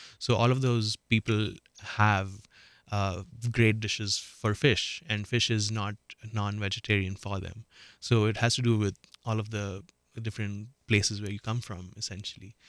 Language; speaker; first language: English; non-native, local second language; Marathi